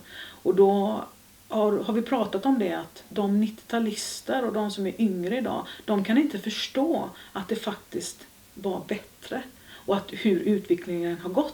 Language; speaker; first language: Swedish; native; Swedish